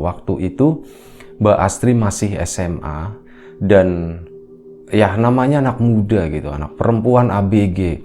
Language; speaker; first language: Indonesian; native; Indonesian